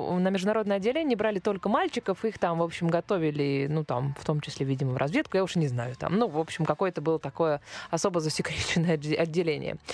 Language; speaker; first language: Russian; native; Russian